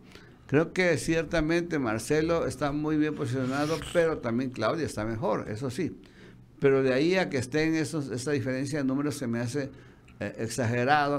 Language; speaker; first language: Spanish; native; Spanish